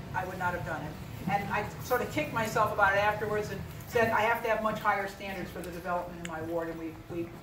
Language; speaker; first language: English; native; English